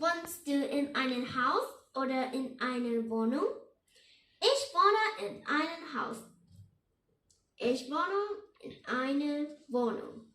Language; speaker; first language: German; non-native, learner; Vietnamese